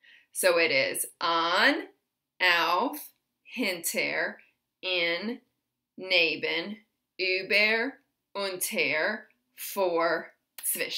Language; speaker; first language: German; non-native, fluent; English